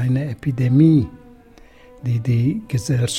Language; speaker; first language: German; early bilingual, other home language; Russian